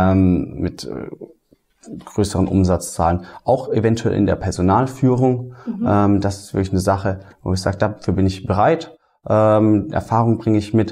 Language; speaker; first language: German; native; German